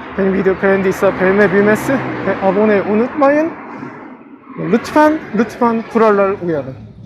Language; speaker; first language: Turkish; non-native, learner; Korean